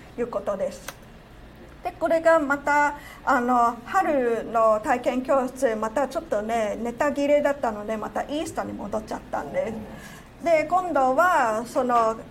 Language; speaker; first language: Japanese; non-native, fluent; Cantonese